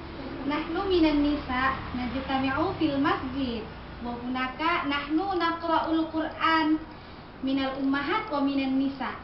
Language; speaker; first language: Arabic; non-native, learner; Indonesian